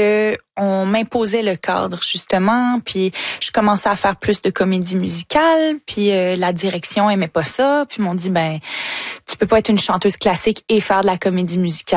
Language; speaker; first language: French; native; French